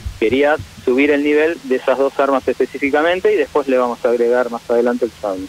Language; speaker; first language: Spanish; native; Spanish